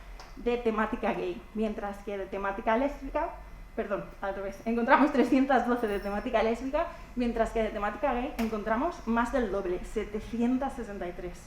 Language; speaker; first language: Spanish; native; Spanish